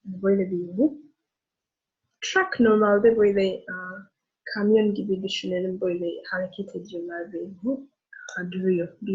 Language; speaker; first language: Turkish; non-native, learner; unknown